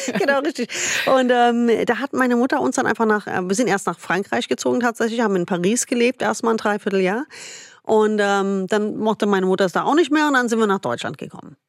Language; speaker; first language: German; non-native, fluent; English